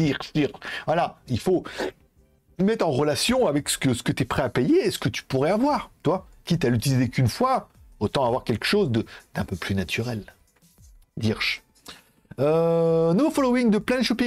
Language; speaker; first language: French; native; French